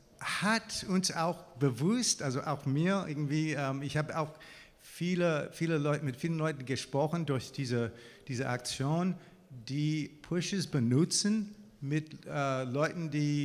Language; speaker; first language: German; non-native, fluent; English